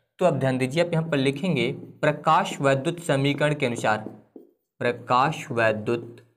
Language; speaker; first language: Hindi; native; Hindi